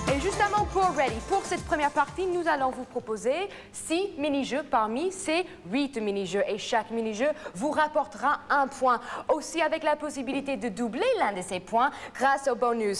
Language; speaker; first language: French; non-native, fluent; English